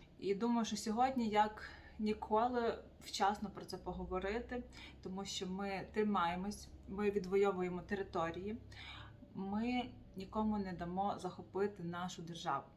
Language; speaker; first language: Ukrainian; native; Ukrainian